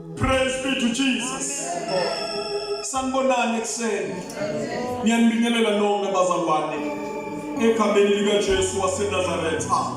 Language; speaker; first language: Zulu; non-native, local second language; Swati